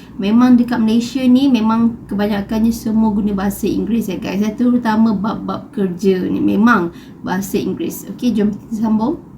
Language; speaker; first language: Malay; native; Malay